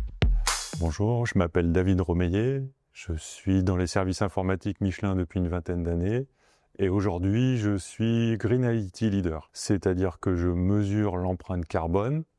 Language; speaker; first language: French; native; French